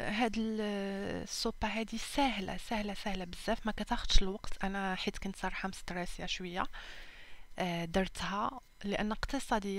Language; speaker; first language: Arabic; native; Arabic